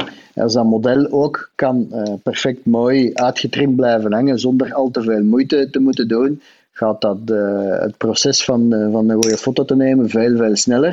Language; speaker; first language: Dutch; native; Dutch